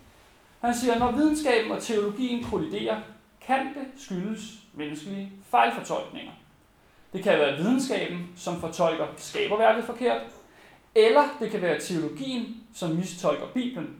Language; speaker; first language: Danish; native; Danish